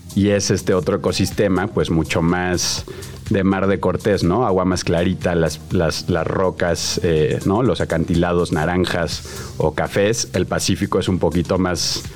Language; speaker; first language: Spanish; native; Spanish